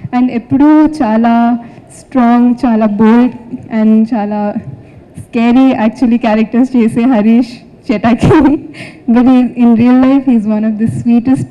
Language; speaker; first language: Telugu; non-native, fluent; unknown